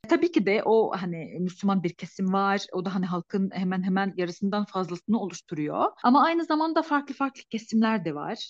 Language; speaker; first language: Turkish; non-native, fluent; Arabic